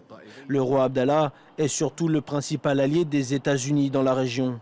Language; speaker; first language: French; native; French